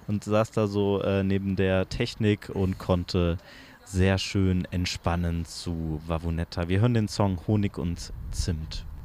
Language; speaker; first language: German; native; German